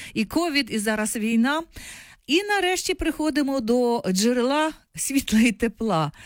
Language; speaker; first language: Ukrainian; native; Ukrainian